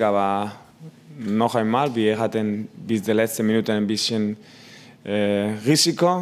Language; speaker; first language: German; non-native, learner; Spanish